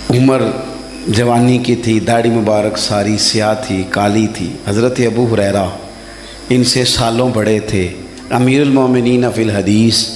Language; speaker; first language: Urdu; non-native, local second language; Punjabi